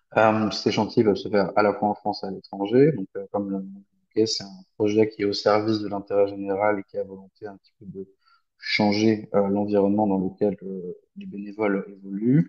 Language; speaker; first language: French; native; French